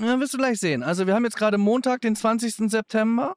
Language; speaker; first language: German; native; German